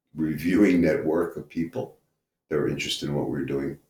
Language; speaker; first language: English; native; English